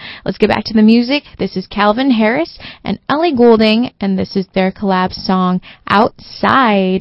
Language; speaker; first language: English; early bilingual, other home language; Chinese